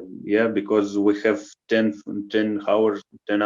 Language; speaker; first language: English; non-native, learner; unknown